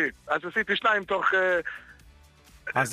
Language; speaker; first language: Hebrew; non-native, fluent; English